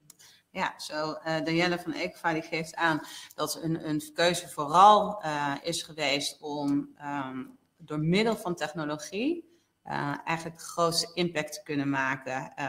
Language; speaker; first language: Dutch; native; Dutch